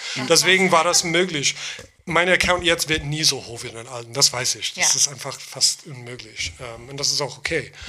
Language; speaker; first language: German; non-native, fluent; English